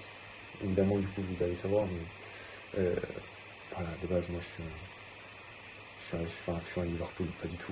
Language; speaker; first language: French; native; French